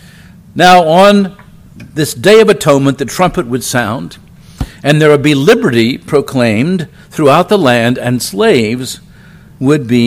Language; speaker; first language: English; native; English